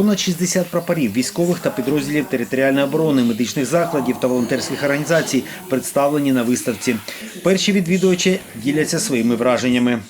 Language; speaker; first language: Ukrainian; native; Ukrainian